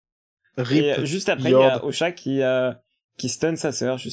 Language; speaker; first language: French; native; French